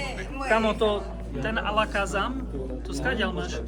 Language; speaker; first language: Slovak; native; Slovak